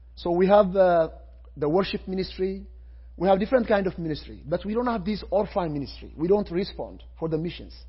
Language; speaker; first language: English; non-native, fluent; Amharic